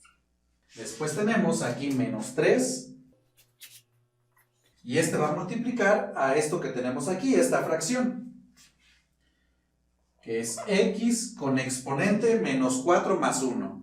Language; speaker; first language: Spanish; native; Spanish